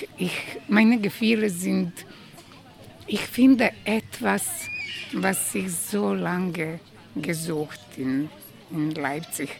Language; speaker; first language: German; non-native, learner; Croatian